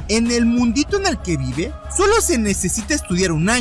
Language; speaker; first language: Spanish; native; Spanish